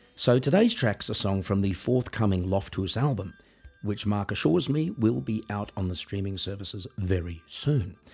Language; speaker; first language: English; native; English